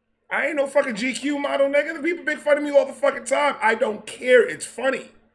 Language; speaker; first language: English; early bilingual, other home language; Spanish